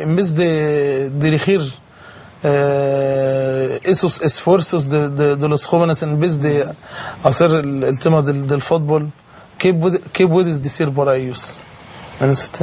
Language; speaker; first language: Spanish; non-native, fluent; Arabic